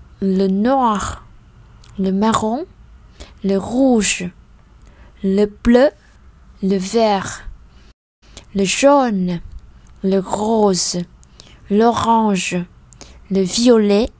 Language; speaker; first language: French; non-native, fluent; Vietnamese